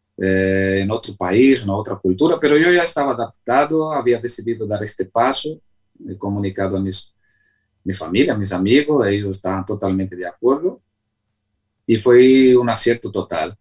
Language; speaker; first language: Spanish; non-native, fluent; Portuguese